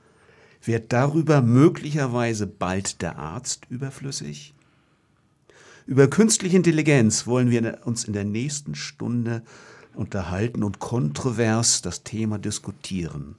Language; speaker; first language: German; native; German